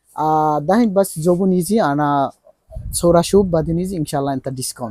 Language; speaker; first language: Arabic; non-native, learner; Bangla